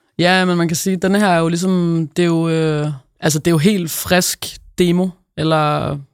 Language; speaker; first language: Danish; native; Danish